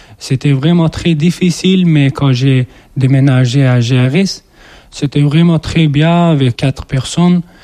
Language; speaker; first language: French; non-native, learner; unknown